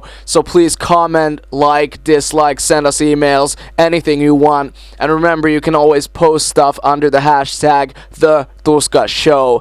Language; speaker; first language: English; non-native, fluent; Finnish